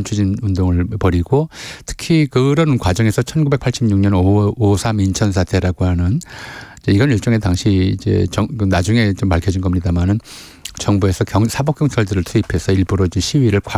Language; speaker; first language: Korean; native; Korean